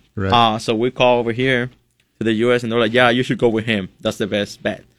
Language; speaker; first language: English; non-native, fluent; Spanish